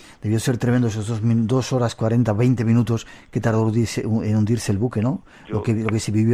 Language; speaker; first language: Spanish; native; Spanish